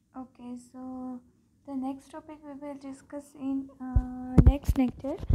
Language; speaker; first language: English; non-native, local second language; Gujarati